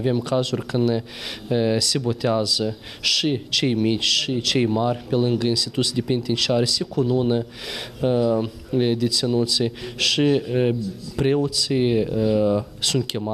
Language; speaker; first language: Romanian; native; Romanian